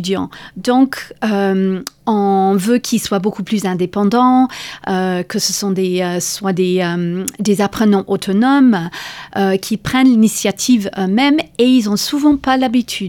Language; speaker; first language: French; non-native, fluent; English